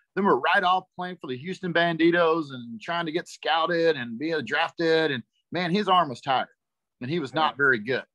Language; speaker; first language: English; native; English